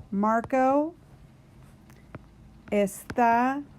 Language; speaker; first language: Spanish; non-native, fluent; English